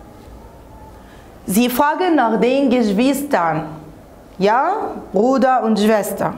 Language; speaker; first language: German; non-native, fluent; Arabic